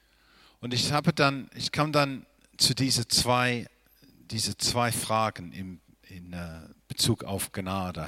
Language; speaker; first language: German; non-native, fluent; English